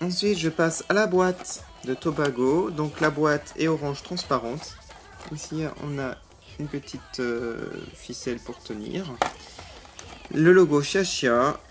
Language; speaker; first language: French; native; French